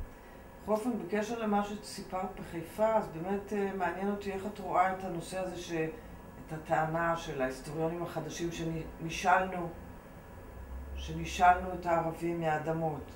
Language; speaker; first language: Hebrew; native; Hebrew